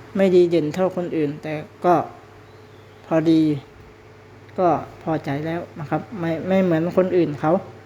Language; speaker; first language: Thai; native; Thai